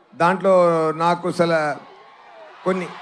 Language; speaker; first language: Telugu; non-native, learner; Tamil